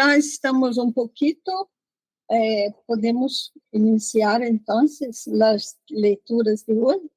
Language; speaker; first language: Spanish; non-native, learner; Portuguese